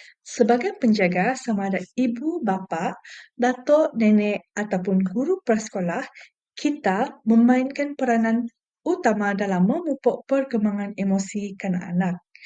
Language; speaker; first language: Malay; non-native, local second language; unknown